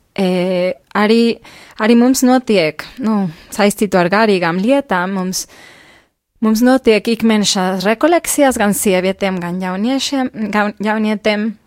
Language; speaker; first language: Latvian; non-native, fluent; Spanish